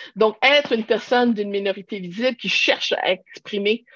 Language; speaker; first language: French; native; French